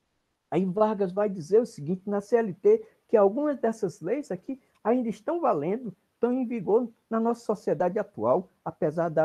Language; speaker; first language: Portuguese; native; Portuguese